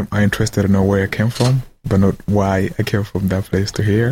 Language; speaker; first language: English; non-native, local second language; Kinyarwanda